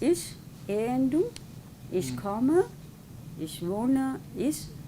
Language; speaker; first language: German; non-native, fluent; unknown